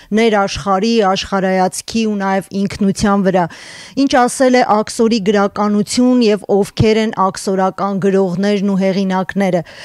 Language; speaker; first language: Armenian; native; Armenian